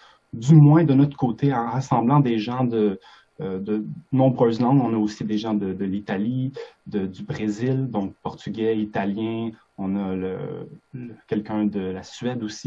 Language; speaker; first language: French; native; French